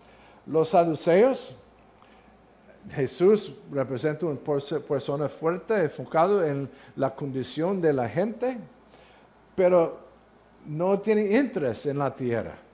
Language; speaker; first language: Spanish; non-native, learner; English